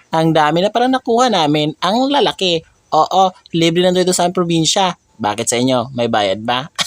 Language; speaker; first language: Filipino; non-native, local second language; Cebuano